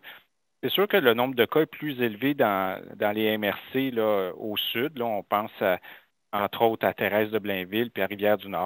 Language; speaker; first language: French; native; French